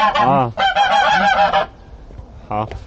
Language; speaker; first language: Chinese; non-native, learner; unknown